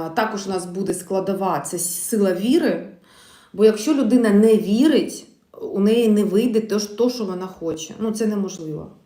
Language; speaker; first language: Ukrainian; non-native, local second language; Russian